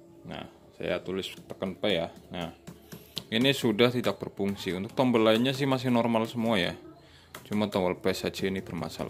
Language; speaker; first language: Indonesian; native; Indonesian